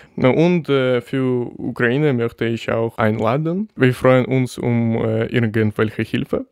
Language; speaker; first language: German; non-native, learner; Ukrainian